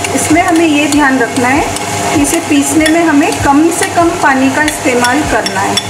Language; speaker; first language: Hindi; native; Hindi